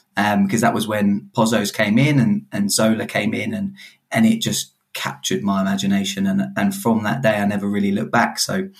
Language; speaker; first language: English; native; English